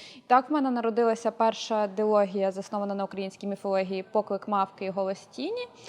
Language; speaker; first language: Ukrainian; native; Ukrainian